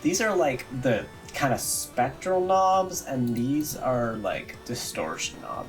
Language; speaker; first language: English; native; English